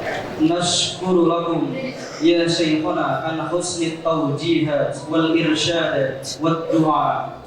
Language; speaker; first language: Arabic; non-native, fluent; Indonesian